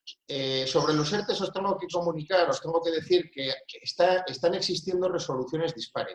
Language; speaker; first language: Spanish; native; Spanish